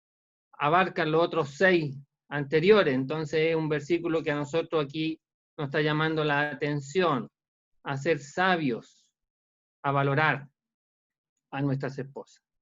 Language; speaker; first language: Spanish; native; Spanish